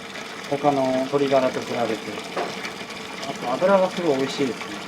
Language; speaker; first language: Japanese; native; Japanese